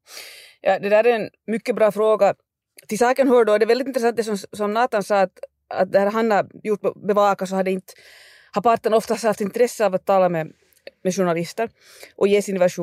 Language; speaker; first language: Swedish; native; Swedish